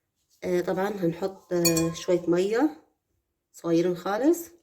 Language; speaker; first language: Arabic; native; Arabic